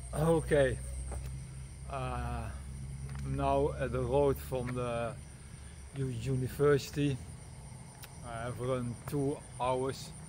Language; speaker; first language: English; non-native, learner; Dutch